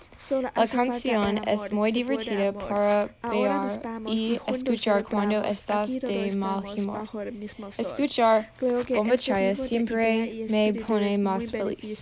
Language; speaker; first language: Spanish; non-native, learner; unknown